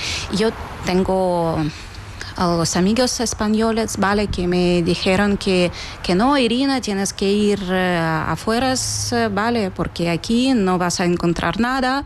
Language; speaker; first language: Spanish; non-native, fluent; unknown